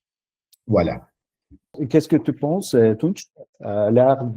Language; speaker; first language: French; non-native, learner; Turkish